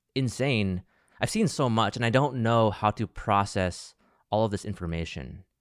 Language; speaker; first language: English; native; English